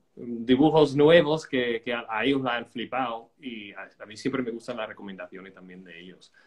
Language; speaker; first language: Spanish; non-native, fluent; English